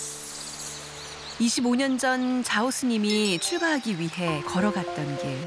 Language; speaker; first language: Korean; native; Korean